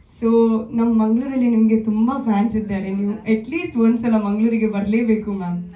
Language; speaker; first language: Kannada; native; Kannada